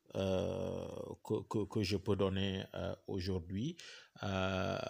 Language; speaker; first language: French; non-native, local second language; Wolof